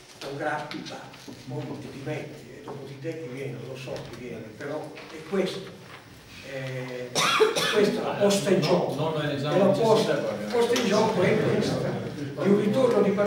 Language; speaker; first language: Italian; native; Italian